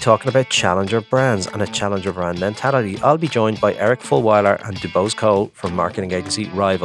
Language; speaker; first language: English; native; English